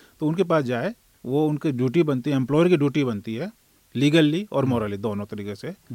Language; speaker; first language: Hindi; native; Hindi